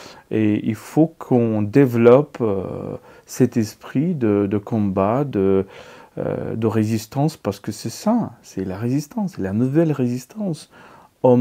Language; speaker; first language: French; non-native, fluent; Ukrainian